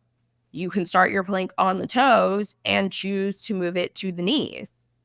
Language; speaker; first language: English; native; English